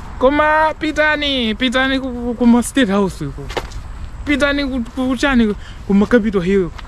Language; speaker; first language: Nyanja; non-native, local second language; Tumbuka